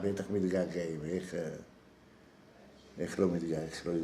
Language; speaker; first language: Hebrew; non-native, fluent; Arabic